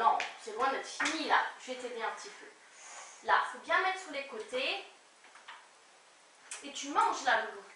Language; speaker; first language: French; native; French